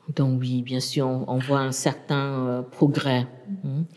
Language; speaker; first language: French; non-native, fluent; Burmese